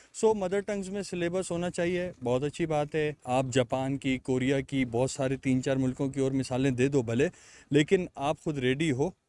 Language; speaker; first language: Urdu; native; Urdu